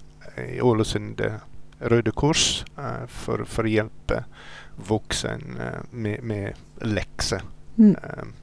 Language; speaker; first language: Norwegian; non-native, fluent; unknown